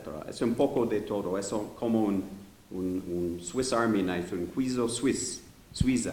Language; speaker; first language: Spanish; non-native, learner; English